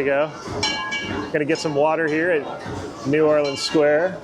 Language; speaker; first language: English; native; English